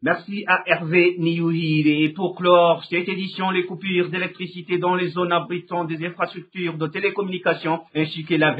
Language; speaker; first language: French; non-native, local second language; Rundi